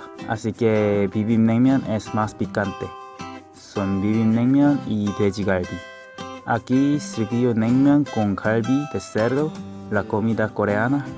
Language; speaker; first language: Spanish; non-native, learner; Korean